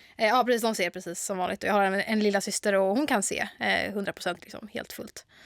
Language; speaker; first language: Swedish; native; Swedish